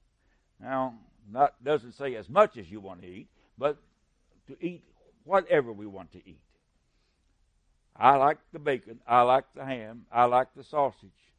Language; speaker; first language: English; native; English